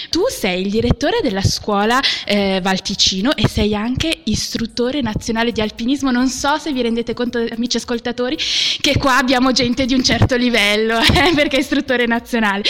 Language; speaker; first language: Italian; native; Italian